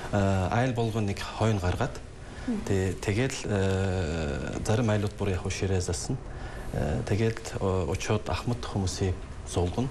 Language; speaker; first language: Mongolian; non-native, fluent; Turkish